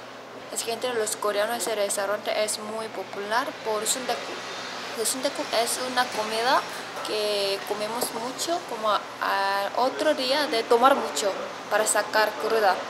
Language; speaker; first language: Spanish; non-native, learner; Korean